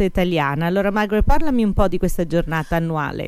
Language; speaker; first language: Italian; early bilingual, heritage; Italian